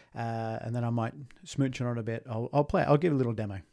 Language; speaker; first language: English; native; English